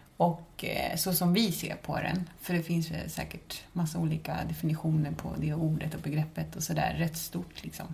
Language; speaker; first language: Swedish; early bilingual, other home language; Spanish